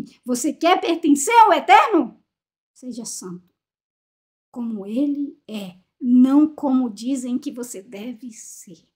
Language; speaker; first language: Portuguese; native; Portuguese